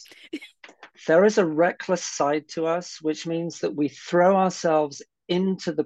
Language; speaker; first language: English; native; English